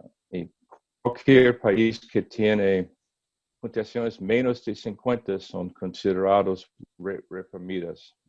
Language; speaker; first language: Spanish; non-native, learner; English